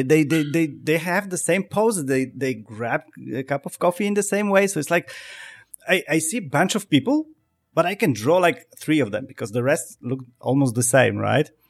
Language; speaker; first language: English; non-native, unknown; Polish